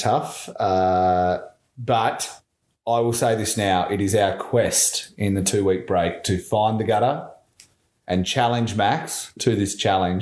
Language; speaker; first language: English; native; English